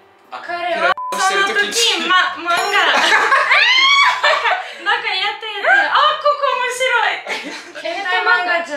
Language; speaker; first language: Japanese; non-native, learner; Russian